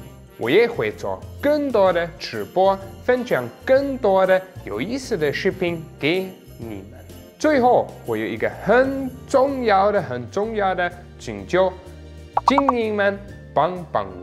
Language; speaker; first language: Chinese; non-native, fluent; German